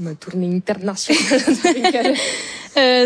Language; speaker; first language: Portuguese; non-native, fluent; French